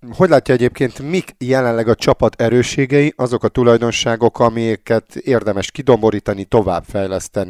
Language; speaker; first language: Hungarian; native; Hungarian